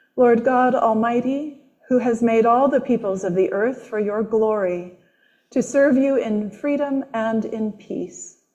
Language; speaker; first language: English; native; English